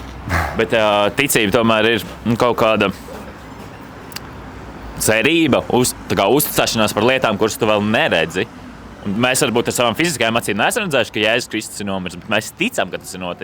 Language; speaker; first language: Latvian; native; Latvian